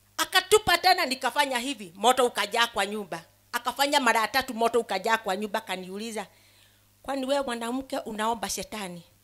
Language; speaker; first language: Swahili; non-native, local second language; Kikuyu